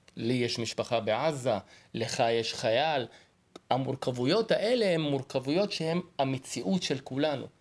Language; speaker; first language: Hebrew; non-native, local second language; Arabic